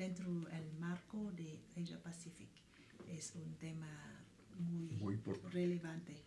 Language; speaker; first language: Spanish; non-native, fluent; Vietnamese